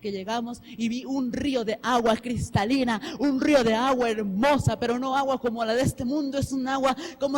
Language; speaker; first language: Spanish; native; Spanish